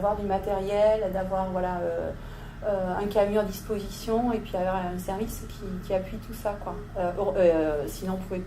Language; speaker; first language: French; native; French